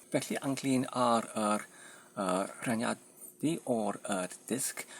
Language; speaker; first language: Welsh; non-native, learner; Polish